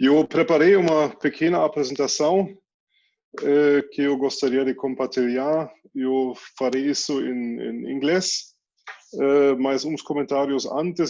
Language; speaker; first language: Portuguese; non-native, fluent; German